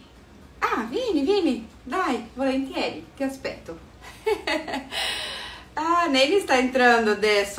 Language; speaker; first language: Italian; non-native, fluent; Portuguese